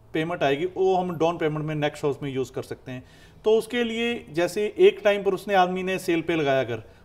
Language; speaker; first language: Hindi; non-native, local second language; Punjabi